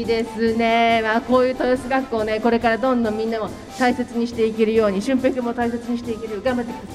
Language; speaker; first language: Japanese; native; Japanese